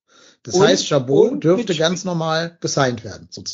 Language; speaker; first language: German; native; German